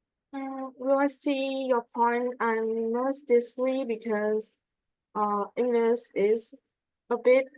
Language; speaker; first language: English; non-native, learner; Vietnamese